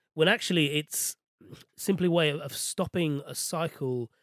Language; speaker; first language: English; native; English